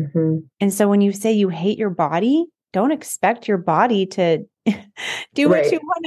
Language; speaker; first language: English; native; English